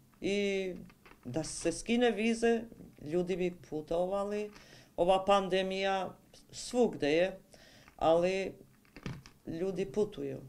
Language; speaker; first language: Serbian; non-native, local second language; Albanian